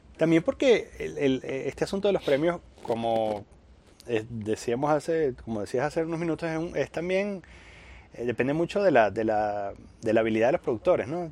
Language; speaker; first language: Spanish; native; Spanish